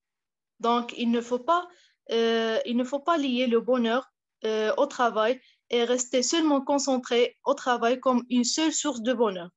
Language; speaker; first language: French; non-native, fluent; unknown